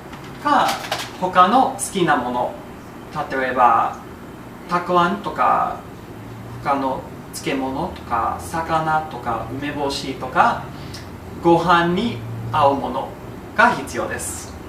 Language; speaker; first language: Japanese; non-native, fluent; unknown